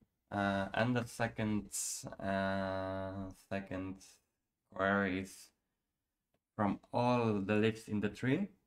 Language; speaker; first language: English; non-native, fluent; Polish